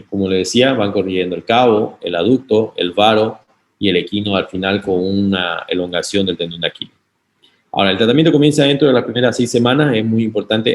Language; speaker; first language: Spanish; native; Spanish